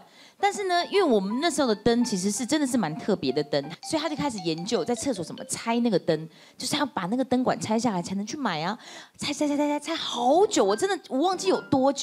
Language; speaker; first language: Chinese; native; Chinese